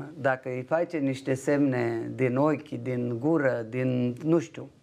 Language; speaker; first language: Romanian; non-native, local second language; Ukrainian